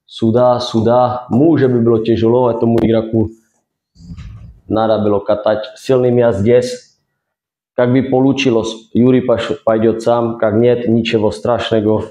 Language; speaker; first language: Russian; non-native, fluent; Czech